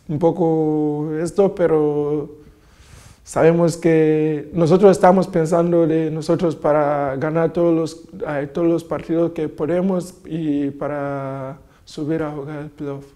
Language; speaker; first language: Spanish; non-native, fluent; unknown